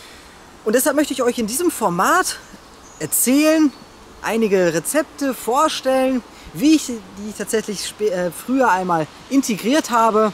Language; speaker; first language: German; native; German